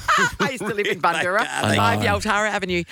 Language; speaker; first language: English; native; English